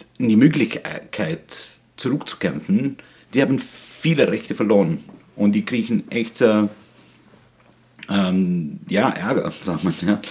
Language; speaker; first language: German; non-native, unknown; Arabic